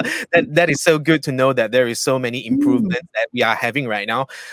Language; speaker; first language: English; non-native, local second language; Chinese